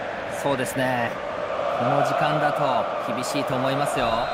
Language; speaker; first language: Japanese; native; Japanese